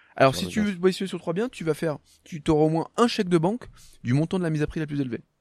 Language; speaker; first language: French; native; French